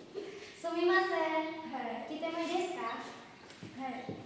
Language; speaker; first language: Japanese; non-native, learner; Indonesian